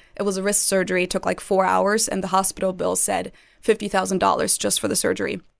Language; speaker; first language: English; non-native, fluent; German